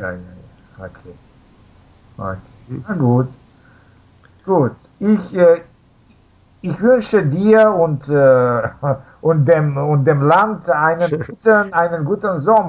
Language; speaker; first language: German; non-native, learner; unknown